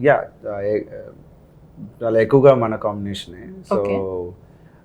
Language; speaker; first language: Telugu; non-native, learner; Tamil